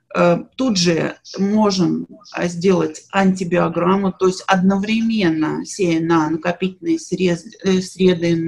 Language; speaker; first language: Russian; native; Russian